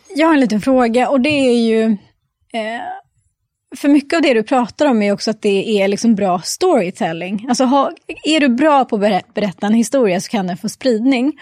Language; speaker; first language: Swedish; native; Swedish